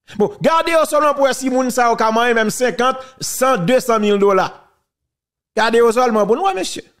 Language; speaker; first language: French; non-native, local second language; Haitian Creole